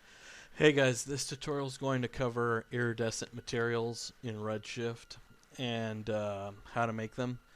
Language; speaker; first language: English; native; English